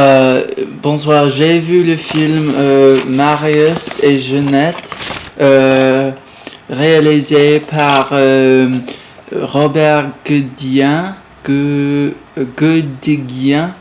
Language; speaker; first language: French; non-native, learner; English